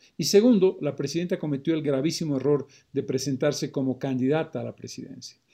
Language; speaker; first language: Spanish; native; Spanish